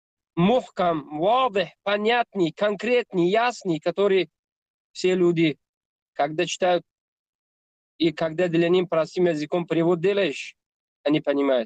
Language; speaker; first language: Russian; non-native, learner; Tajik